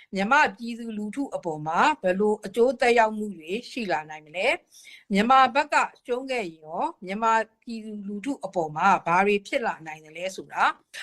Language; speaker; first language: Burmese; non-native, local second language; Rohingya